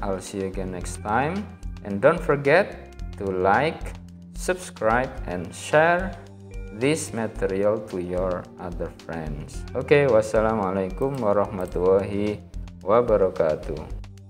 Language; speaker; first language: English; non-native, fluent; Indonesian